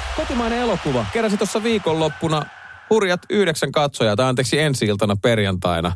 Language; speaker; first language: Finnish; native; Finnish